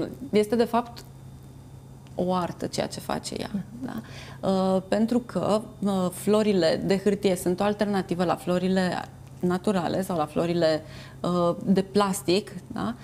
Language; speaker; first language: Romanian; native; Romanian